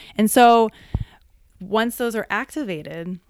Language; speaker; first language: English; native; English